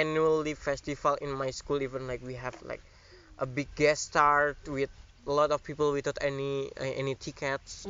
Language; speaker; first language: English; non-native, learner; Indonesian